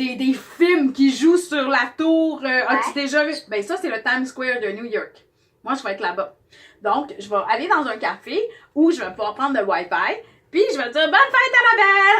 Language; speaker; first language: French; native; French